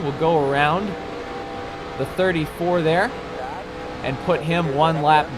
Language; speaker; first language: English; native; English